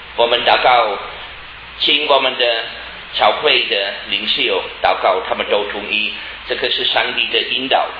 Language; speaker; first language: Chinese; non-native, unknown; German